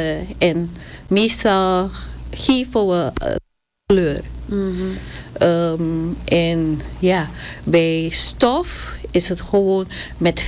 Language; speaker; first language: Dutch; non-native, local second language; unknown